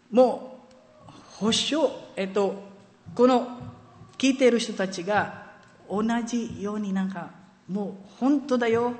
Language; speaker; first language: Japanese; non-native, fluent; Filipino